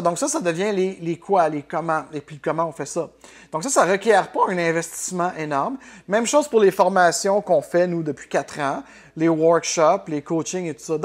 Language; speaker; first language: French; native; French